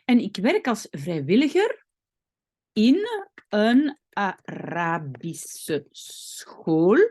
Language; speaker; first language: Dutch; non-native, local second language; French